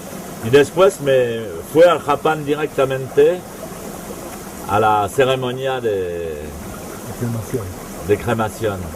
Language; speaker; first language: Spanish; non-native, fluent; French